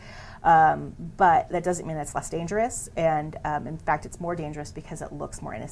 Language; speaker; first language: English; native; English